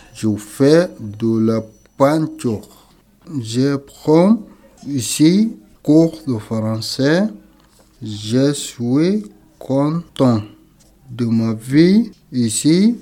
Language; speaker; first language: French; non-native, learner; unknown